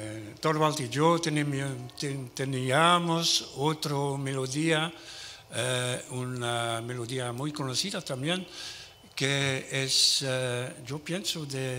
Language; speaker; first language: Portuguese; non-native, learner; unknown